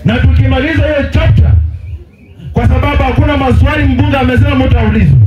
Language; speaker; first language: Swahili; non-native, local second language; Luyia